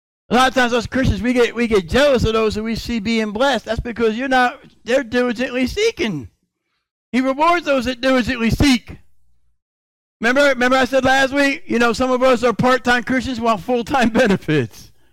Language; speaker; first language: English; native; English